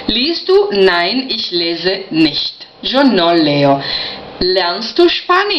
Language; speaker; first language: German; non-native, fluent; Spanish